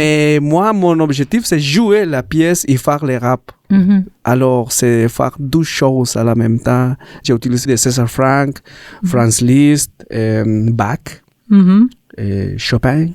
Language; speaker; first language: French; non-native, learner; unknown